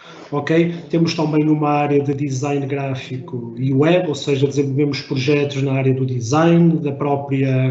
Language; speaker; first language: Portuguese; native; Portuguese